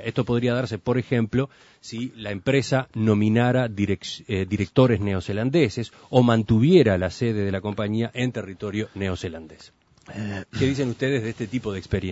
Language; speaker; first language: Spanish; native; Spanish